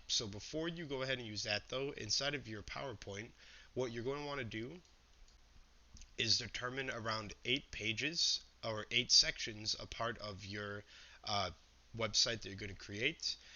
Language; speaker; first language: English; native; English